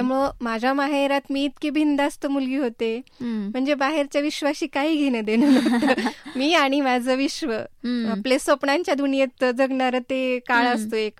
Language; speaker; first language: Marathi; native; Marathi